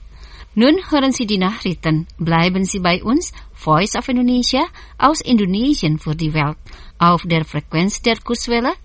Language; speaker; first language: German; non-native, fluent; Indonesian